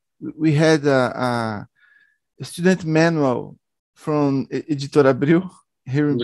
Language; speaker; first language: English; non-native, learner; Portuguese